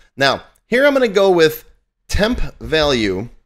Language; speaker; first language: English; native; English